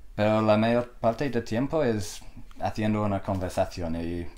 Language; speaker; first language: Spanish; non-native, learner; English